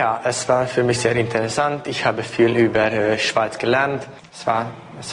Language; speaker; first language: German; non-native, local second language; Hungarian